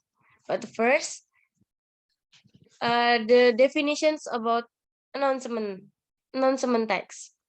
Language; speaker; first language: English; non-native, learner; Indonesian